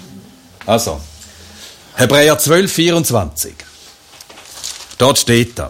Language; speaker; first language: German; native; German